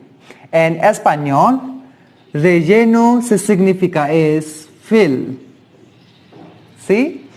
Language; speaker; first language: Spanish; non-native, learner; Hindi